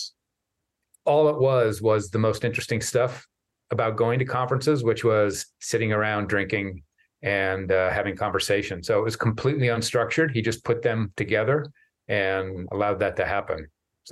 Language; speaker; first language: English; native; English